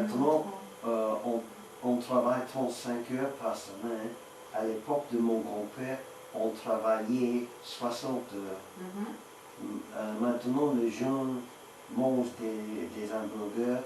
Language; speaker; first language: French; non-native, learner; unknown